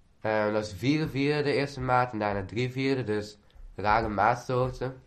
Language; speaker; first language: Dutch; native; Dutch